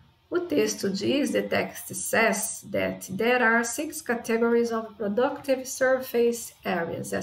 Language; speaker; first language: English; non-native, fluent; Portuguese